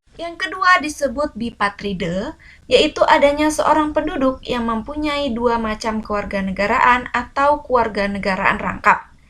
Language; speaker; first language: Indonesian; native; Indonesian